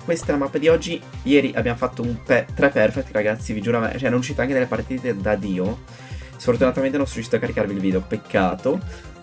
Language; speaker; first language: Italian; native; Italian